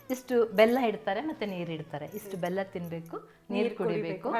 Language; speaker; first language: Kannada; native; Kannada